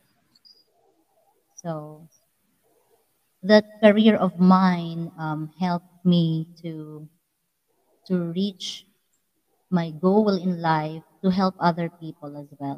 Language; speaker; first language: English; non-native, local second language; Waray